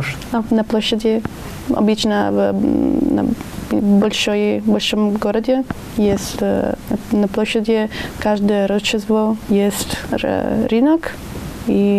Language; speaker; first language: Russian; non-native, learner; Italian